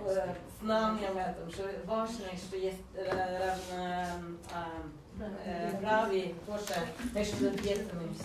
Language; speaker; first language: Russian; non-native, learner; Norwegian